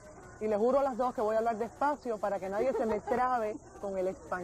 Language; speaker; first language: Spanish; native; Spanish